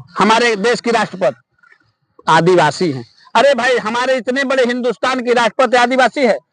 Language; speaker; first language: Hindi; native; Hindi